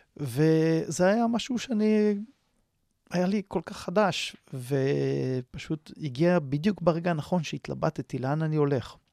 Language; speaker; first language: Hebrew; native; Hebrew